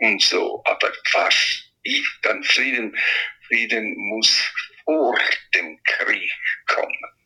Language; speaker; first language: German; non-native, local second language; Italian